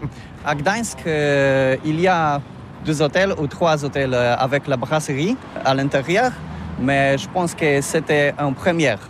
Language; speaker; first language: French; non-native, learner; Polish